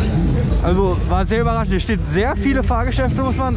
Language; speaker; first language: German; native; German